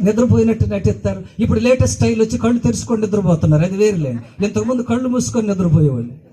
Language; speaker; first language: Telugu; non-native, local second language; Koya